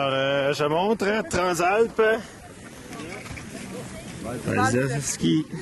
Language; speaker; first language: French; native; French